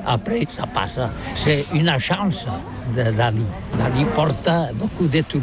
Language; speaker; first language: French; non-native, learner; Catalan